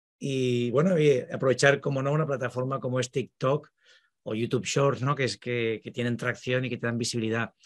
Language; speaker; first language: Spanish; native; Spanish